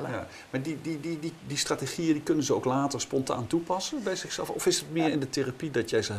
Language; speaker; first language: Dutch; native; Dutch